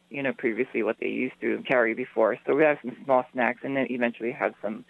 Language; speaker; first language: English; native; English